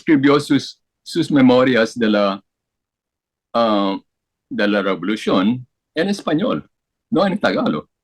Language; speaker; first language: Spanish; non-native, fluent; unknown